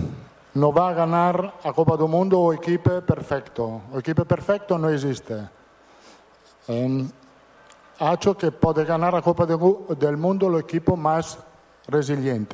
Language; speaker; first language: Portuguese; non-native, fluent; Italian